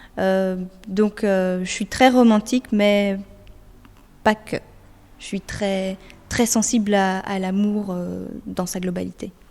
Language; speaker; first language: French; native; French